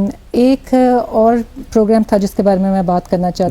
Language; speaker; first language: Urdu; native; Urdu